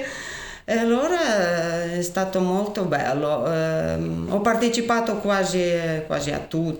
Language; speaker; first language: Italian; non-native, fluent; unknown